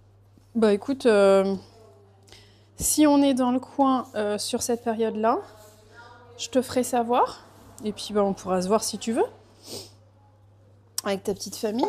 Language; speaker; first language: French; native; French